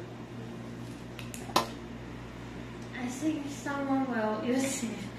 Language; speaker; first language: English; non-native, learner; Chinese